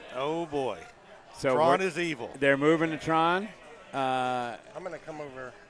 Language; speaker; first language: English; native; English